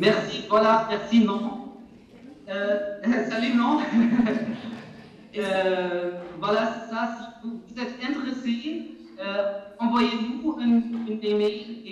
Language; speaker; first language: French; non-native, fluent; German